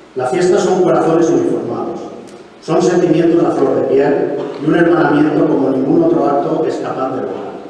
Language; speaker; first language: Spanish; native; Spanish